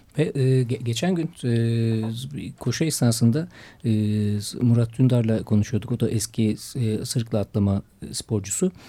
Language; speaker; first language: Turkish; native; Turkish